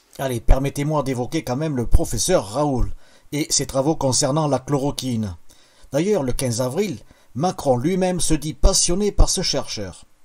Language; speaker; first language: French; native; French